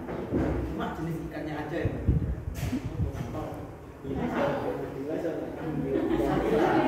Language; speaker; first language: Indonesian; native; Indonesian